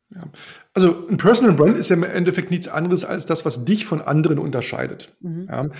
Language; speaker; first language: German; native; German